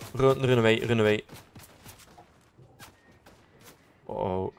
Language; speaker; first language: English; non-native, learner; Dutch